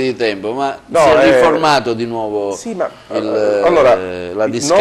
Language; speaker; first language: Italian; native; Italian